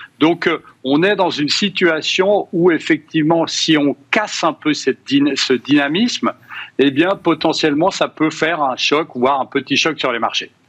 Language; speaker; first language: French; native; French